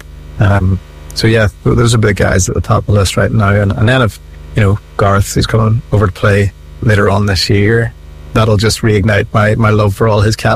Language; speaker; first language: English; native; English